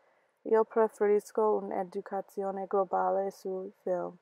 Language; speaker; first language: Italian; non-native, learner; English